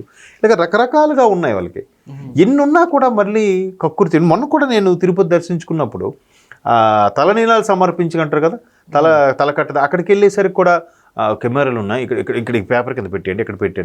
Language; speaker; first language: Telugu; native; Telugu